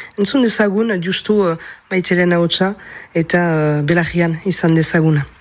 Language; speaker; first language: Basque; native; Basque